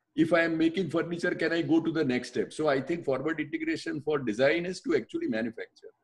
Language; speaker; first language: English; non-native, local second language; Gujarati